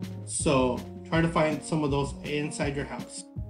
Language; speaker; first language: English; early bilingual, other home language; Spanish